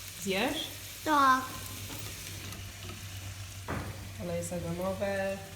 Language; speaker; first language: Polish; non-native, learner; English